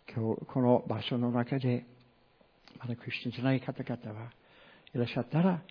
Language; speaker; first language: Japanese; non-native, fluent; English